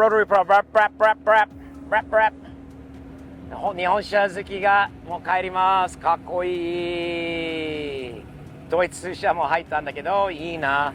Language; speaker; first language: Japanese; non-native, fluent; English